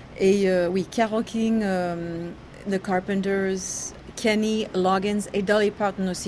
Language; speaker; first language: French; non-native, learner; English